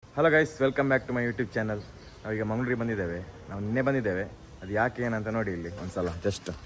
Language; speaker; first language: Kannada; non-native, local second language; Tulu